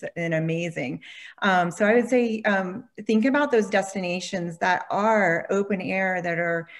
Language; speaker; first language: English; native; English